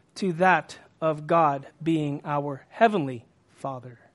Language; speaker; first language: English; native; English